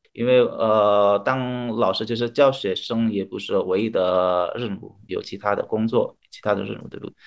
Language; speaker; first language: Chinese; non-native, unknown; Indonesian